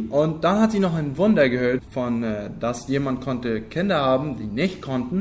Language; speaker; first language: German; non-native, local second language; Low German